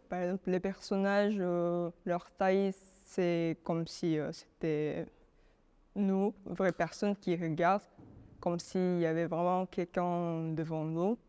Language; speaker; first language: French; non-native, fluent; Korean